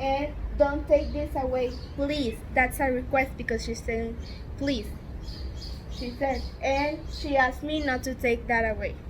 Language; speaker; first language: English; non-native, learner; Spanish